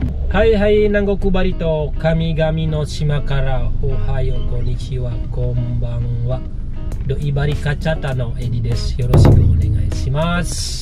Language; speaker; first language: Japanese; non-native, learner; Indonesian